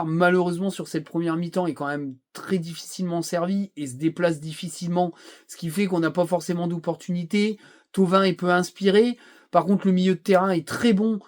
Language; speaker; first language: French; native; French